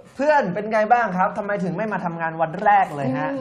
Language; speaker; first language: Thai; non-native, fluent; Chinese